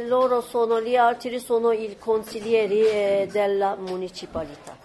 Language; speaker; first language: Italian; non-native, learner; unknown